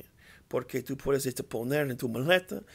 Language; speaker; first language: Spanish; non-native, learner; English